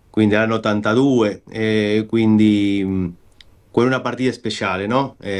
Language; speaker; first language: Italian; non-native, fluent; Spanish